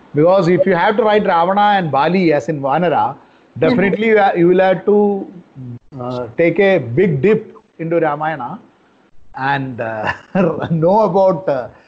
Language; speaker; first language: English; non-native, local second language; Malayalam